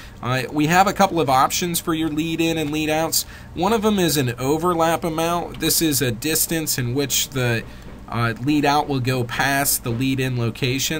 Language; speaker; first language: English; native; English